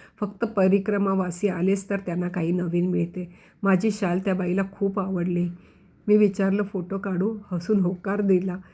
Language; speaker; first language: Marathi; non-native, local second language; Konkani